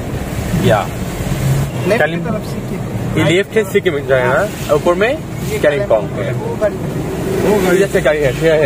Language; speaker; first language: Hindi; non-native, learner; Bangla